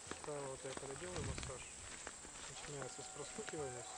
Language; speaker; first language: Russian; native; Russian